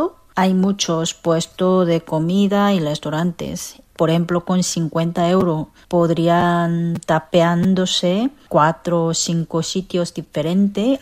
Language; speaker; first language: Spanish; non-native, fluent; Korean